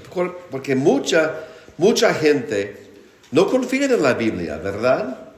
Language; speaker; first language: Spanish; non-native, fluent; English